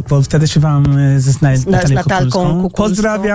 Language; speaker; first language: Polish; non-native, learner; English